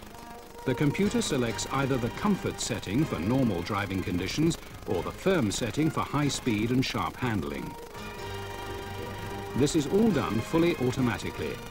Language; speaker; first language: English; native; English